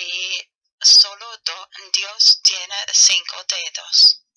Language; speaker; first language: Spanish; non-native, fluent; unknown